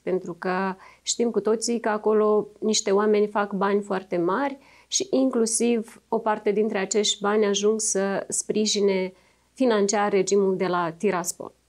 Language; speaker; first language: Romanian; native; Romanian